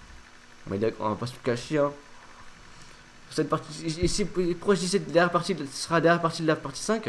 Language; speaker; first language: French; native; French